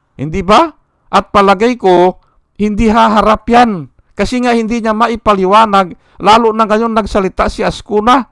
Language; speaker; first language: Filipino; non-native, local second language; Iloko